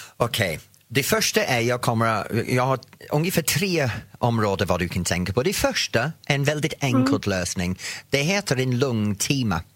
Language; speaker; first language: Swedish; non-native, fluent; English